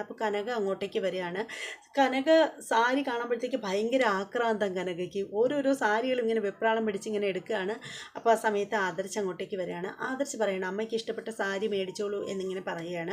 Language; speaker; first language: Malayalam; native; Malayalam